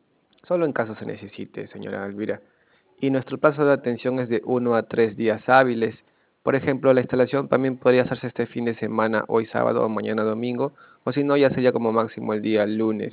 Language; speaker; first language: Spanish; native; Spanish